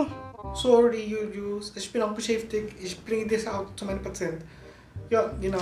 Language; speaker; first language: German; non-native, learner; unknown